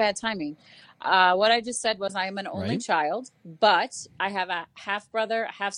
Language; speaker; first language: English; native; English